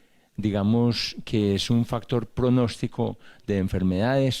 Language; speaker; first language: Spanish; native; Spanish